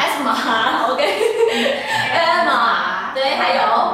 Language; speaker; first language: Chinese; non-native, fluent; Vietnamese